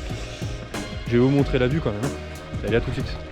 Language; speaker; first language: French; native; French